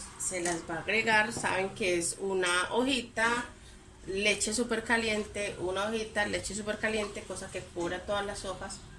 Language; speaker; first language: Spanish; native; Spanish